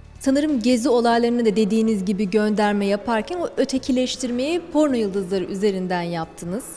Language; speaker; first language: Turkish; native; Turkish